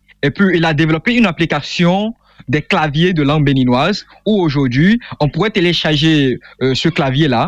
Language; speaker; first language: French; non-native, local second language; Fon